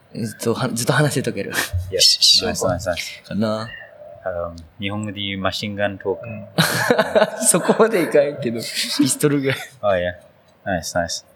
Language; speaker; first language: Japanese; native; Japanese